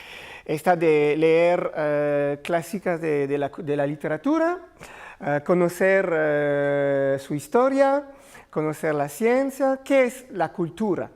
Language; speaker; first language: Spanish; non-native, learner; French